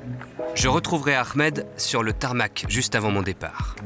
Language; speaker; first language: French; native; French